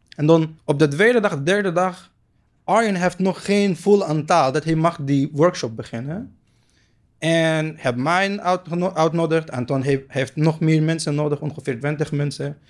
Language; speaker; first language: Dutch; non-native, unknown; Arabic